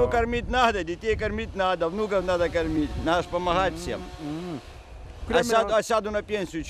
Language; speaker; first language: Russian; native; Russian